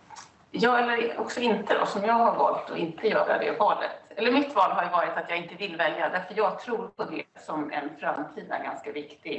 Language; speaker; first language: Swedish; native; Swedish